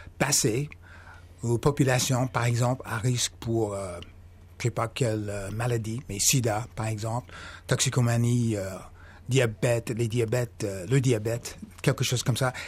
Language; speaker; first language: French; non-native, fluent; English